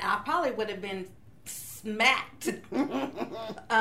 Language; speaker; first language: English; native; English